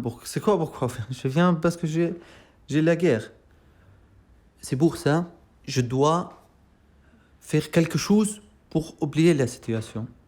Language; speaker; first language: French; non-native, learner; Arabic